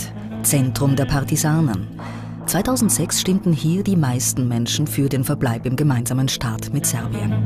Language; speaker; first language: German; native; German